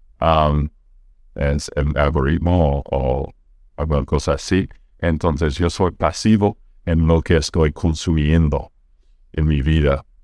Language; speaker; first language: Spanish; non-native, fluent; English